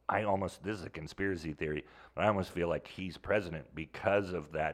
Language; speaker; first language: English; native; English